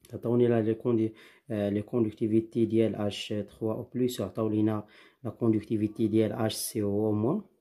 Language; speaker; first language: French; non-native, local second language; Arabic